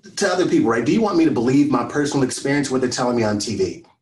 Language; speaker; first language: English; native; English